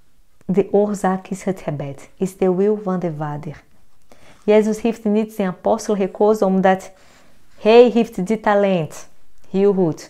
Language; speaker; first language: Dutch; non-native, fluent; Portuguese